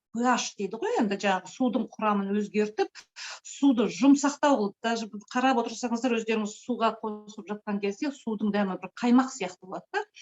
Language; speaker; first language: Kazakh; native; Kazakh